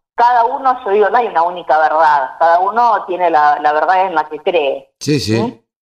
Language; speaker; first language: Spanish; native; Spanish